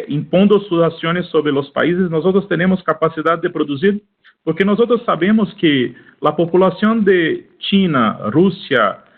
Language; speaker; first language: Spanish; non-native, learner; Portuguese